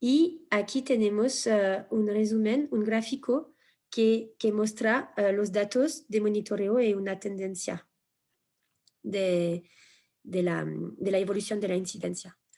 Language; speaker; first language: Spanish; non-native, fluent; French